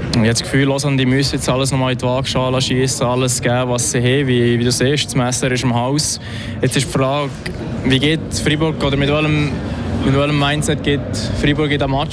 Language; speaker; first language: German; native; German